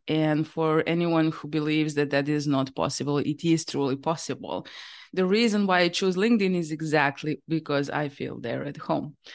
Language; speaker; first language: English; non-native, fluent; Serbian